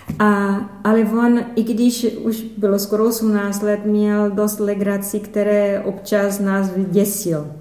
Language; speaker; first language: Czech; non-native, fluent; Portuguese